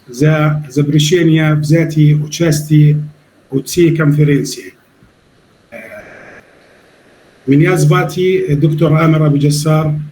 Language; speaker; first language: Ukrainian; non-native, learner; Arabic